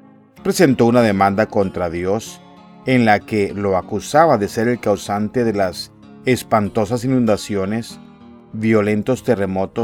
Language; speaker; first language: Spanish; native; Spanish